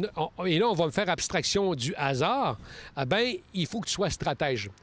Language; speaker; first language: French; native; French